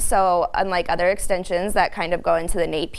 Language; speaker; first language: English; native; English